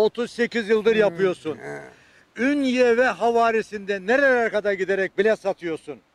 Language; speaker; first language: Turkish; native; Turkish